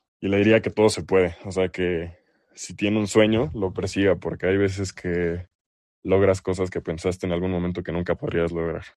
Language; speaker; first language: Spanish; native; Spanish